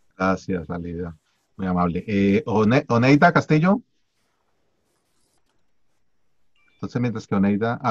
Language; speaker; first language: Spanish; native; Spanish